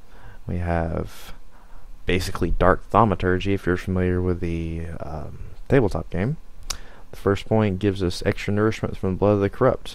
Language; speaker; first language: English; native; English